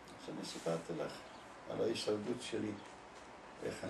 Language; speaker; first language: Hebrew; early bilingual, other home language; Polish